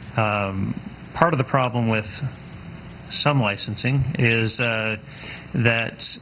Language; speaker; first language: English; native; English